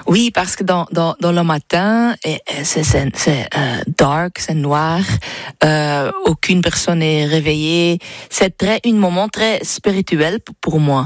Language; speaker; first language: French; non-native, fluent; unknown